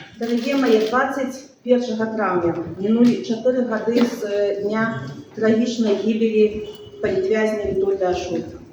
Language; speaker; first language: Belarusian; non-native, local second language; Russian